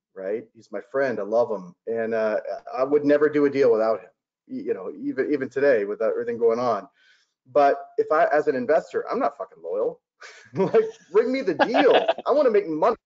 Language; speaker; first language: English; native; English